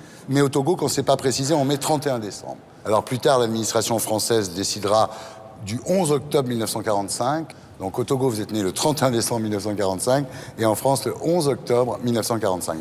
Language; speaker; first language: French; native; French